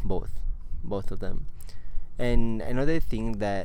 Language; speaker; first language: English; non-native, fluent; Italian